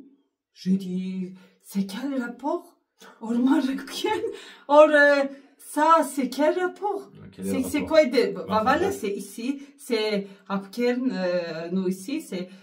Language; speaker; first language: French; non-native, learner; Arabic